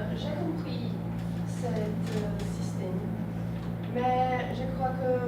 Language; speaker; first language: French; non-native, learner; Portuguese